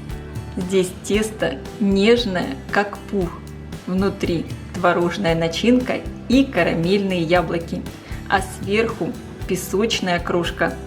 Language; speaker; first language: Russian; native; Russian